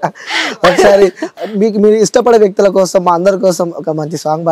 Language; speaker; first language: Telugu; native; Telugu